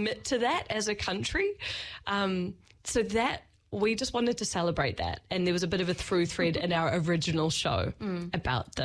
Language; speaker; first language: English; native; English